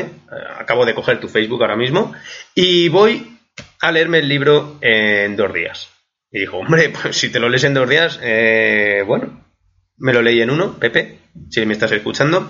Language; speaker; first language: Spanish; native; Spanish